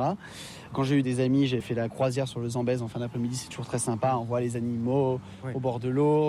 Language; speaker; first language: French; native; French